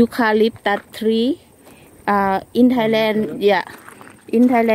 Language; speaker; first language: English; non-native, learner; Thai